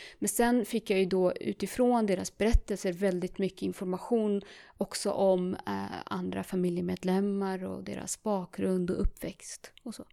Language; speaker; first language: Swedish; early bilingual, other home language; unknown